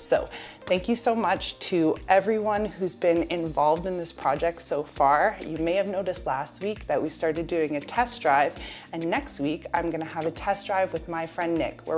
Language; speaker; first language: English; native; English